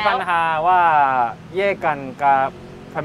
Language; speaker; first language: Thai; non-native, learner; Japanese